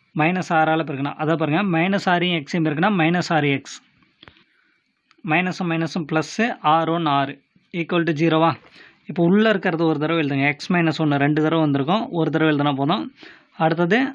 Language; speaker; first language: Tamil; native; Tamil